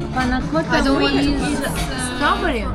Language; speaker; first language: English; non-native, learner; Russian